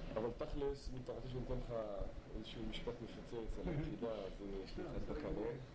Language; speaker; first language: Hebrew; native; Hebrew